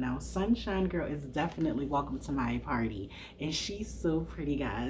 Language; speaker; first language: English; native; English